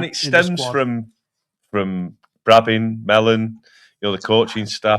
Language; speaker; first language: English; native; English